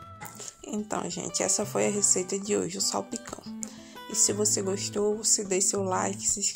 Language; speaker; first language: Portuguese; native; Portuguese